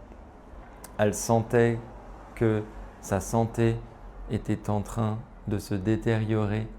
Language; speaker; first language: French; native; French